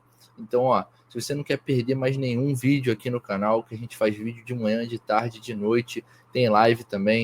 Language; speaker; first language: Portuguese; native; Portuguese